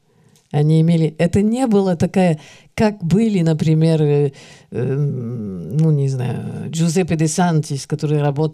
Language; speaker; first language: Russian; early bilingual, heritage; Russian